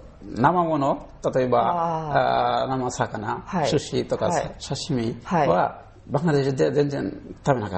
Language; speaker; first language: Japanese; non-native, learner; Bangla